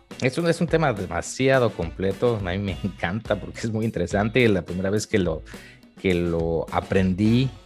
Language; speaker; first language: Spanish; native; Spanish